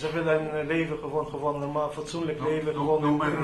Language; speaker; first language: Dutch; non-native, local second language; Arabic